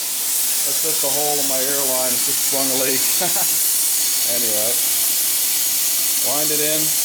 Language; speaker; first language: English; native; English